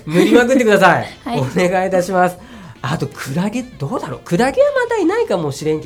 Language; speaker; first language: Japanese; native; Japanese